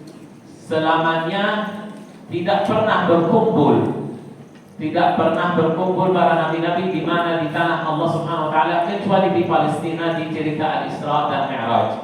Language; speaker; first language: Indonesian; non-native, fluent; Arabic